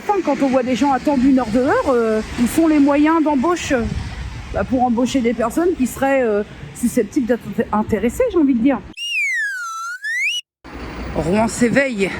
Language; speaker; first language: French; native; French